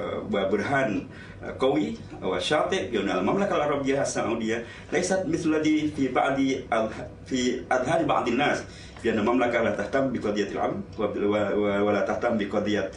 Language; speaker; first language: Arabic; non-native, fluent; Indonesian